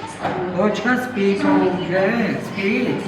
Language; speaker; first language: Russian; non-native, learner; Georgian